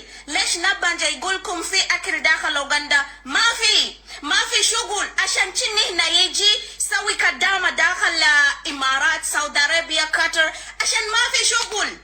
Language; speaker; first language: Arabic; non-native, learner; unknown